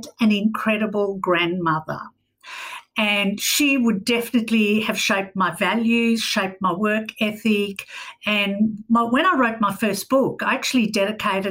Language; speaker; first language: English; native; English